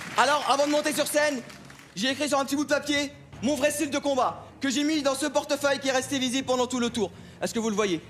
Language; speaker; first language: French; non-native, fluent; Arabic